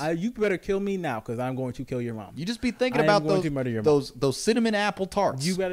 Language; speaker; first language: English; native; English